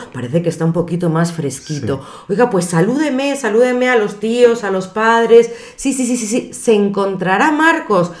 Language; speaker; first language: Spanish; native; Spanish